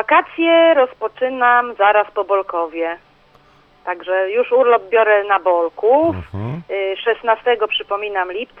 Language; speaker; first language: Polish; native; Polish